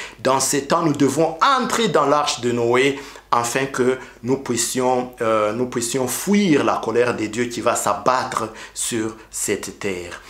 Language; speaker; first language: French; non-native, local second language; Kinyarwanda